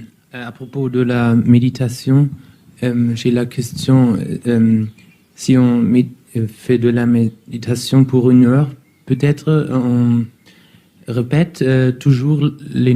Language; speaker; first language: French; non-native, learner; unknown